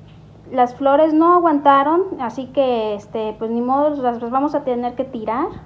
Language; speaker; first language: Spanish; native; Spanish